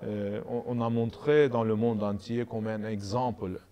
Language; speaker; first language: French; non-native, learner; Azerbaijani